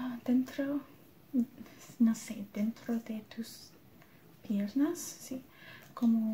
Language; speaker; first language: Spanish; non-native, learner; English